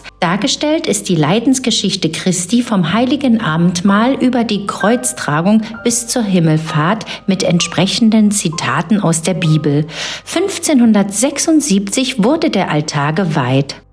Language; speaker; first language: German; native; German